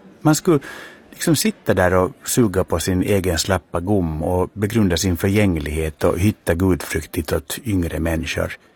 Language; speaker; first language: Swedish; native; Swedish